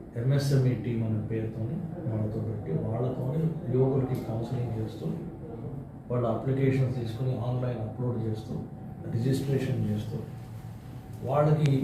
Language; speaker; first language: Telugu; native; Telugu